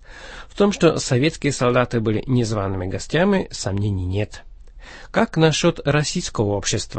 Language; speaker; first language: Russian; native; Russian